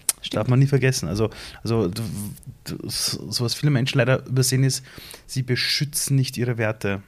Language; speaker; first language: German; early bilingual, other home language; Persian